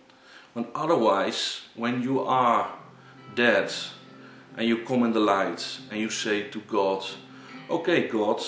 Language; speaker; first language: English; non-native, learner; Dutch